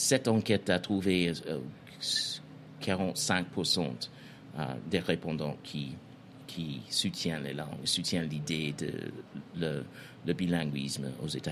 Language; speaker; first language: French; non-native, fluent; English